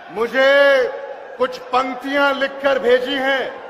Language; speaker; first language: Hindi; non-native, local second language; Marathi